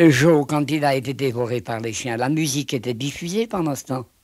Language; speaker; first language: French; native; French